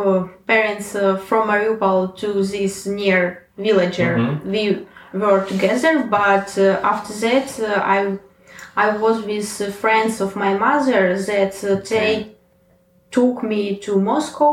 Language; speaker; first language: English; non-native, learner; Ukrainian